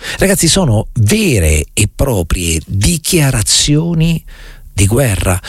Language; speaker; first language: Italian; native; Italian